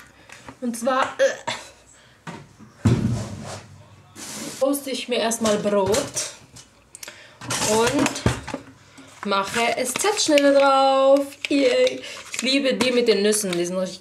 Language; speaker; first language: German; native; German